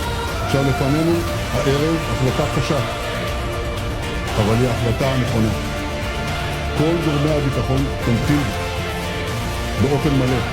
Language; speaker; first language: Hebrew; native; Hebrew